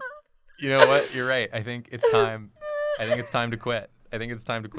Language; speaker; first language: English; native; English